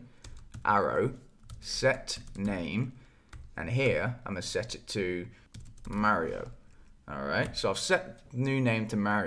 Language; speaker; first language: English; native; English